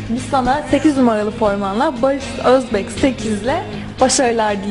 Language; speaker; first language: Turkish; native; Turkish